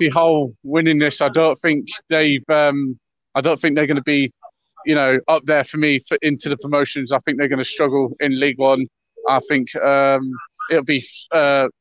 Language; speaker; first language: English; native; English